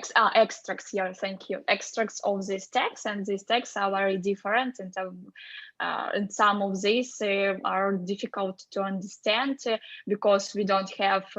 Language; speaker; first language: English; non-native, fluent; Russian